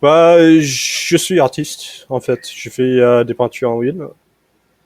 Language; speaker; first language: French; non-native, fluent; English